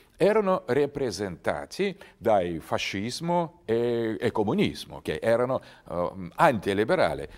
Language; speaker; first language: Italian; non-native, learner; Russian